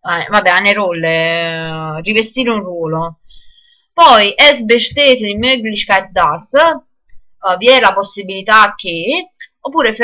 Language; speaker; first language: Italian; non-native, local second language; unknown